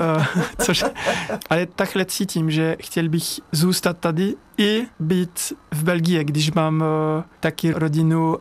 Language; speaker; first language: Czech; non-native, learner; French